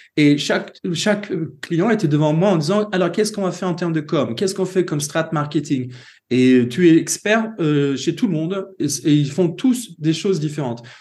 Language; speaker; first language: French; non-native, fluent; Swedish